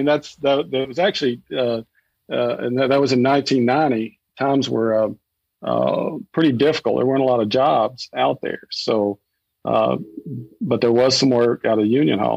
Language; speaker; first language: English; native; English